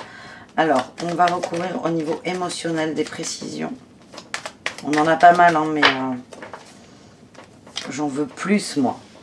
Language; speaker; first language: French; native; French